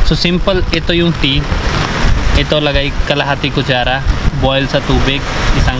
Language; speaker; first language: Filipino; non-native, learner; Hindi